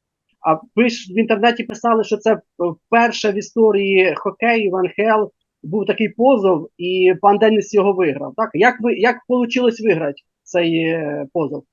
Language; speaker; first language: Ukrainian; native; Ukrainian